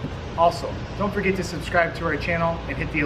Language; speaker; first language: English; native; English